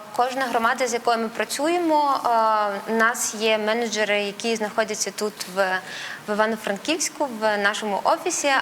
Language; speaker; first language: Ukrainian; non-native, local second language; Russian